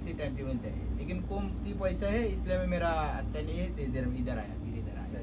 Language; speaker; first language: Hindi; non-native, learner; Bangla